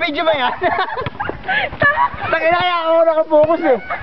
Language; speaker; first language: Filipino; non-native, local second language; Cebuano